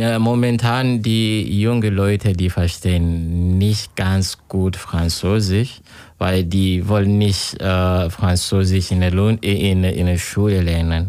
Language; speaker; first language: German; non-native, learner; Kinyarwanda